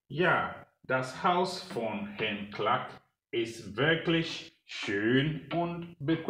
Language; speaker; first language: German; non-native, learner; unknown